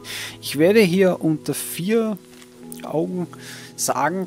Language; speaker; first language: German; native; German